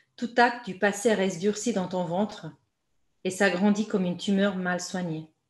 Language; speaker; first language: French; non-native, fluent; Romanian